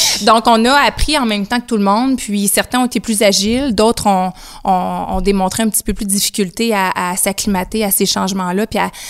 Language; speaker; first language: French; native; French